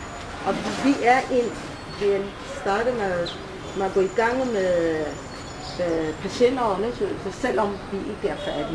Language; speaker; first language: Danish; non-native, fluent; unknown